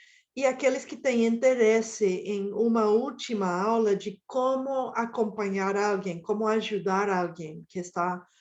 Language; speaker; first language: Portuguese; non-native, fluent; Spanish